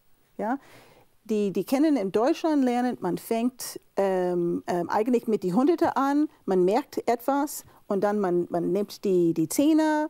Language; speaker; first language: German; non-native, fluent; English